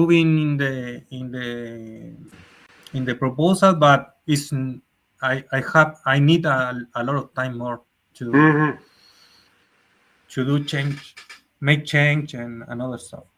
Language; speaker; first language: English; non-native, learner; Spanish